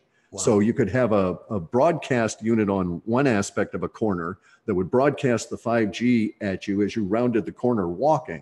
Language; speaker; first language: English; native; English